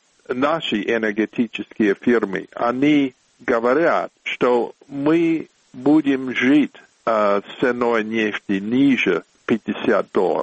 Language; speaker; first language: Russian; non-native, fluent; English